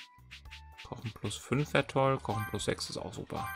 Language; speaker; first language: German; native; German